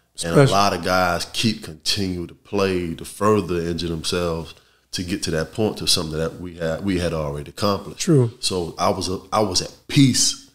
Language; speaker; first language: English; native; English